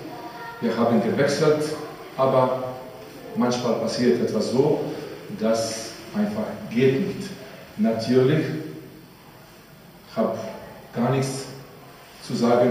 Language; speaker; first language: German; non-native, fluent; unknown